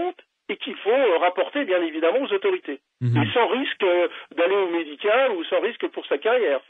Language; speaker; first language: French; native; French